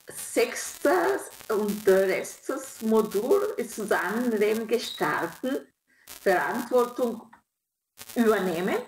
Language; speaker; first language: German; non-native, fluent; Kinyarwanda